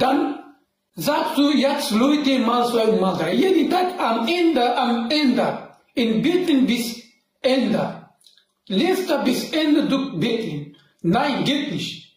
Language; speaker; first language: German; non-native, learner; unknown